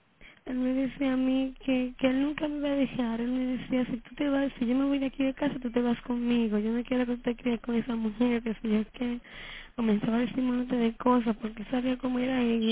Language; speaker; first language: Spanish; native; Spanish